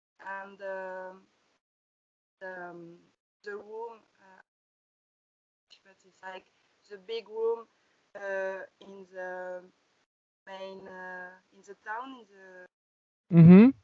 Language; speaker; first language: English; non-native, learner; French